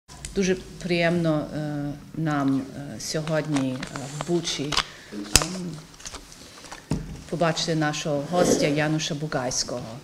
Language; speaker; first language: Ukrainian; early bilingual, heritage; Ukrainian